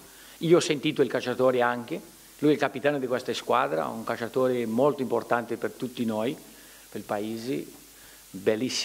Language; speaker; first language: Italian; non-native, fluent; Portuguese